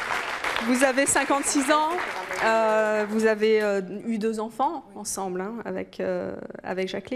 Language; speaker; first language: French; native; French